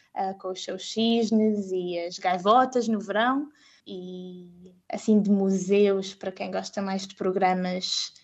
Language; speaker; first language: Portuguese; native; Portuguese